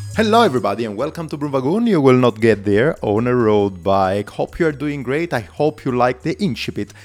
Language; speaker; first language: English; non-native, fluent; Italian